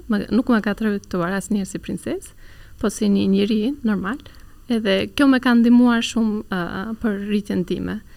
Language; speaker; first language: Albanian; early bilingual, heritage; Albanian